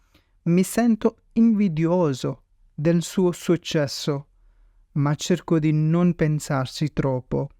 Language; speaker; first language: Italian; non-native, fluent; Urdu